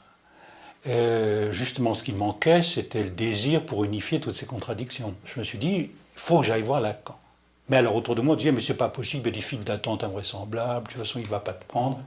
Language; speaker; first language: French; native; French